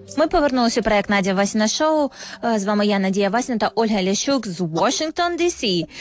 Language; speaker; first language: Ukrainian; native; Ukrainian